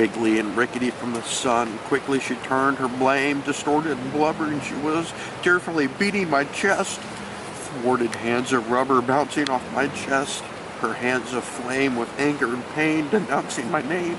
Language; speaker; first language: English; native; English